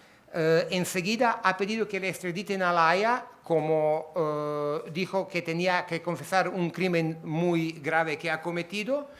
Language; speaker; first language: Spanish; native; Spanish